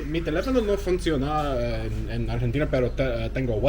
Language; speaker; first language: Spanish; non-native, learner; English